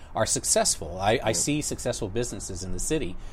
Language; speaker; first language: English; native; English